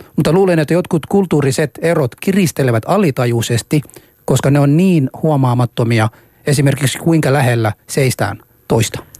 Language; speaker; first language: Finnish; early bilingual, other home language; Somali